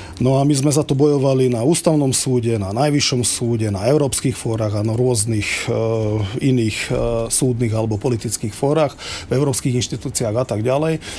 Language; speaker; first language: Slovak; non-native, local second language; Hungarian